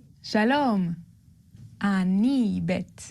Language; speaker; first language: Hebrew; non-native, learner; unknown